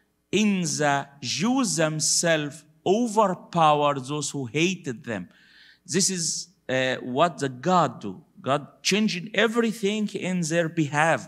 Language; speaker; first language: English; non-native, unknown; Arabic